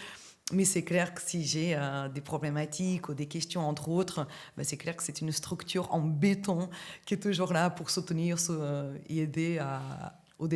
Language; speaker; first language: French; native; French